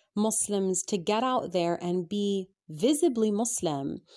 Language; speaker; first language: English; native; English